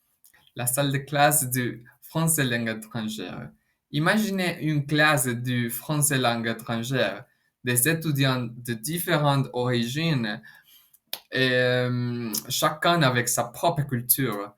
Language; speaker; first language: French; non-native, fluent; Spanish